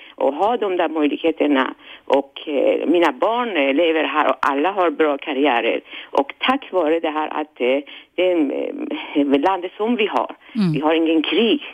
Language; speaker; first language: Swedish; non-native, fluent; Persian